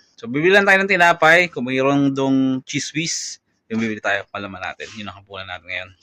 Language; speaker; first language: Filipino; native; Filipino